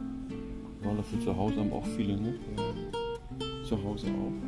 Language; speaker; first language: German; native; German